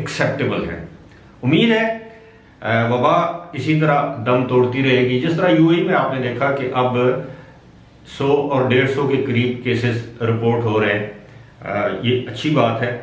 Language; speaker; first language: Urdu; native; Urdu